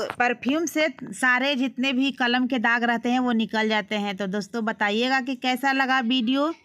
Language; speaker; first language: Hindi; native; Hindi